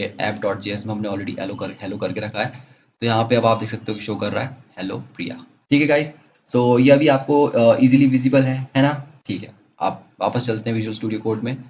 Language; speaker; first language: Hindi; native; Hindi